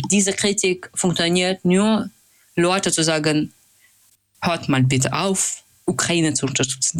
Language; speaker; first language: German; non-native, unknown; Russian